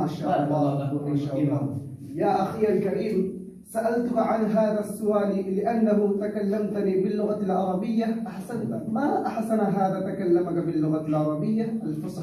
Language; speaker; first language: Arabic; non-native, learner; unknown